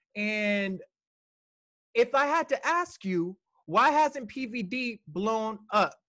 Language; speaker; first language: English; native; English